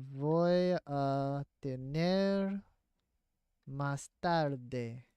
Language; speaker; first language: Spanish; non-native, learner; English